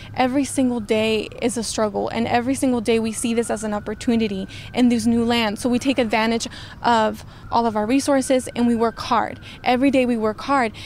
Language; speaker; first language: English; native; English